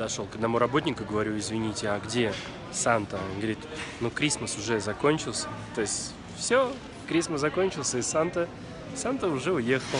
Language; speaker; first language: Russian; native; Russian